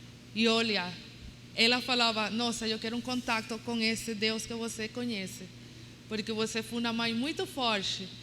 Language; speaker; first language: Portuguese; non-native, learner; Spanish